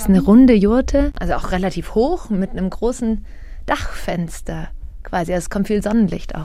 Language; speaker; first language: German; native; German